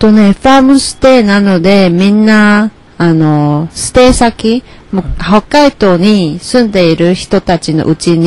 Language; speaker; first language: Japanese; non-native, learner; Chinese